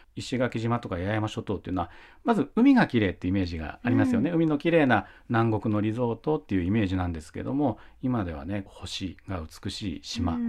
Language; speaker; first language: Japanese; native; Japanese